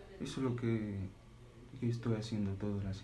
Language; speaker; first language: Spanish; non-native, learner; Arabic